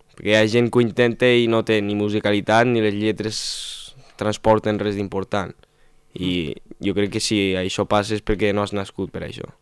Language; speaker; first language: Catalan; non-native, local second language; Spanish